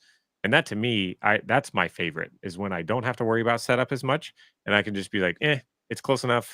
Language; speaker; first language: English; native; English